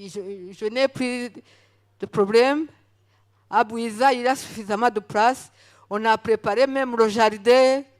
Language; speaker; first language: French; non-native, local second language; Kinyarwanda